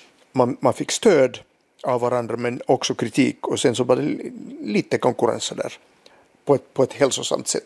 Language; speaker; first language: Swedish; non-native, local second language; Finnish